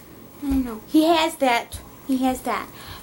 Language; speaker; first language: English; native; English